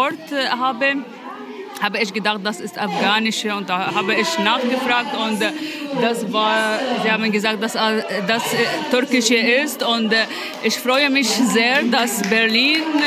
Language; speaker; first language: German; non-native, learner; Arabic